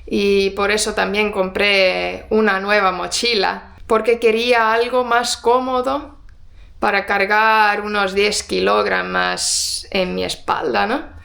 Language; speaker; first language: Spanish; non-native, fluent; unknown